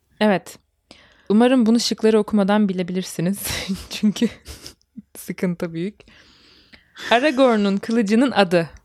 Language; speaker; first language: Turkish; native; Turkish